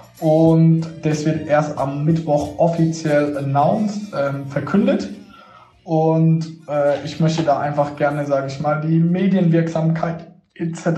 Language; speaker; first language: German; native; German